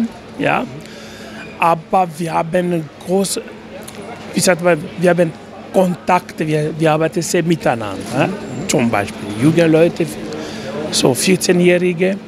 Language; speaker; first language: German; non-native, fluent; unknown